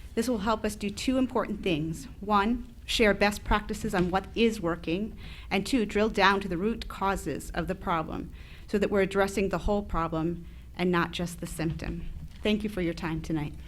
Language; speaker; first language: English; early bilingual, other home language; Spanish